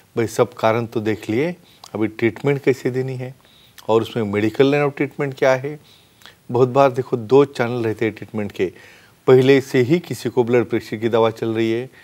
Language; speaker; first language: Hindi; non-native, local second language; Marathi